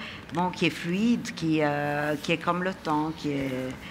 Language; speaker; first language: French; non-native, fluent; Italian